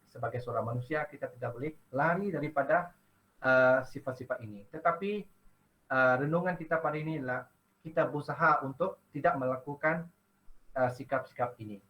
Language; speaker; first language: Malay; non-native, local second language; Iban